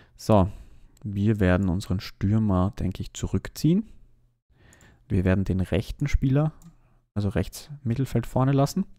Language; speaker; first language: German; native; German